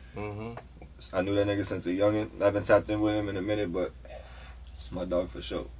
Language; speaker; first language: English; native; English